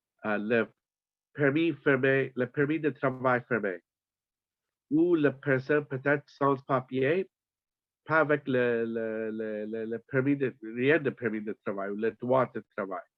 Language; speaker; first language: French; non-native, learner; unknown